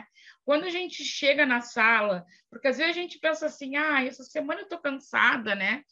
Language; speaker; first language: Portuguese; native; Portuguese